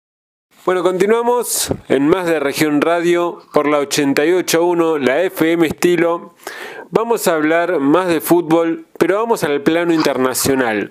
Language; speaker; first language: Spanish; native; Spanish